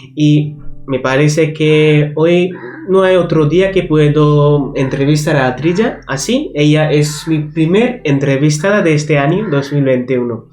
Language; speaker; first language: Spanish; non-native, learner; Bangla